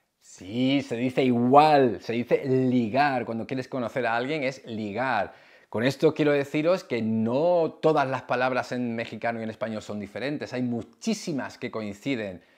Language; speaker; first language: Spanish; native; Spanish